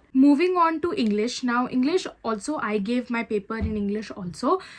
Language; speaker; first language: English; non-native, local second language; Hindi